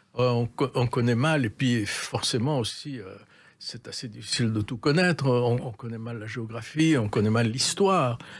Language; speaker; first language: French; native; French